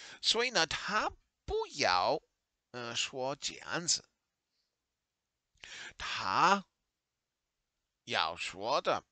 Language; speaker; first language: Chinese; non-native, learner; English